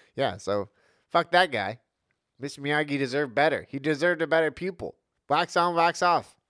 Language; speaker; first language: English; native; English